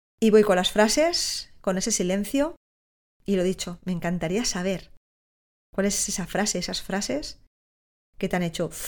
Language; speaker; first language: Spanish; native; Spanish